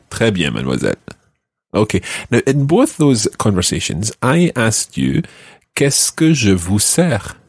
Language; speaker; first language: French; non-native, fluent; English